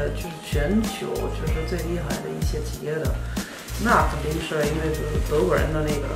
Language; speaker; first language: Chinese; non-native, fluent; German